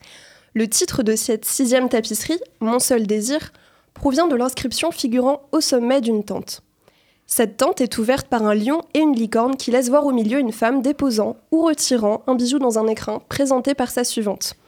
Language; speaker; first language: French; native; French